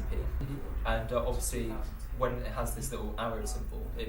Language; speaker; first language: English; native; English